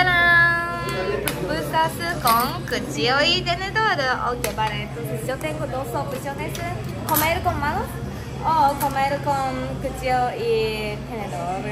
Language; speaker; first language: Spanish; non-native, learner; Japanese